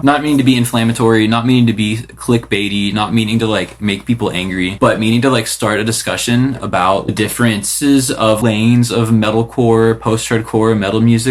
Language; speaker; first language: English; native; English